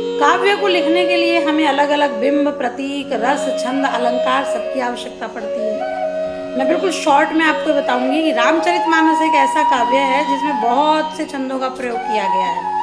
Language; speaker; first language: Hindi; native; Hindi